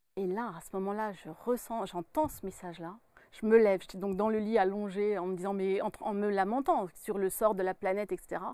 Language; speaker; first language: French; native; French